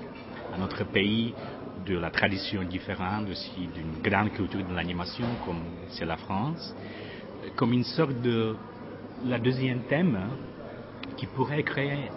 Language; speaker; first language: French; non-native, fluent; Czech